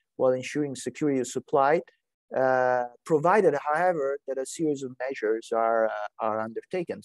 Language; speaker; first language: English; non-native, fluent; Italian